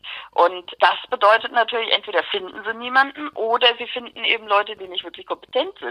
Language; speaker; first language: German; native; German